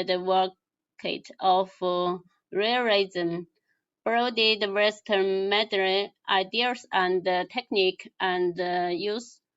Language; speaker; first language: English; non-native, learner; Chinese